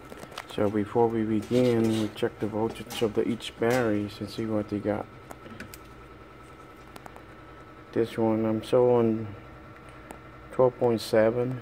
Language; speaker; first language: English; non-native, fluent; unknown